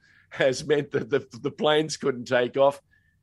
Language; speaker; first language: English; native; English